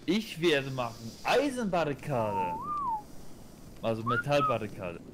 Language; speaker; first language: German; non-native, learner; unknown